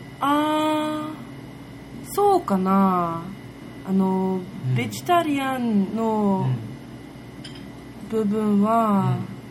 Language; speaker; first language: Japanese; non-native, learner; German